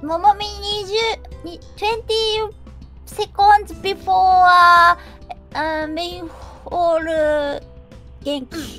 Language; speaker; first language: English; non-native, learner; Japanese